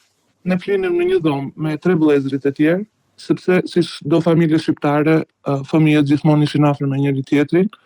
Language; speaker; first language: Albanian; native; Albanian